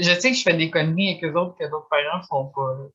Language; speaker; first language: French; native; French